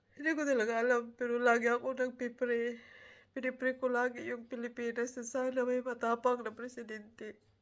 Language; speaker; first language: Filipino; non-native, local second language; Cebuano